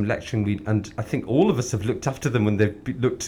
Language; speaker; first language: English; native; English